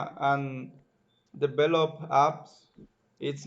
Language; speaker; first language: English; non-native, learner; Spanish